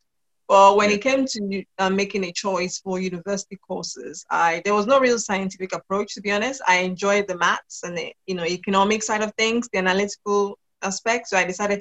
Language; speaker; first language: English; non-native, local second language; Yoruba